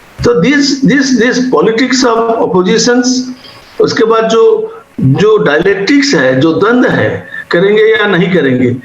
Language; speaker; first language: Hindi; non-native, local second language; Odia